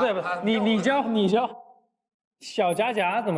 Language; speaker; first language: Chinese; native; Chinese